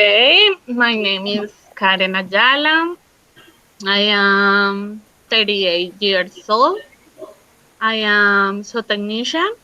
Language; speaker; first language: English; non-native, learner; Spanish